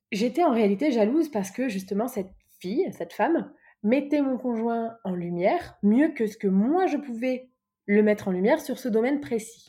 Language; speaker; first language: French; native; French